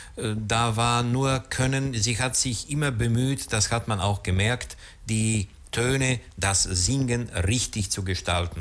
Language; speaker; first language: German; native; German